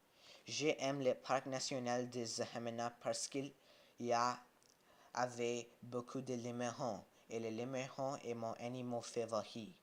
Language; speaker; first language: French; non-native, learner; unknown